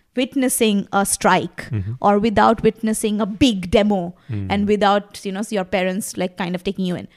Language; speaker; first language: English; non-native, local second language; Bangla